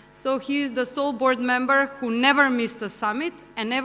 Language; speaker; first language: English; non-native, fluent; Macedonian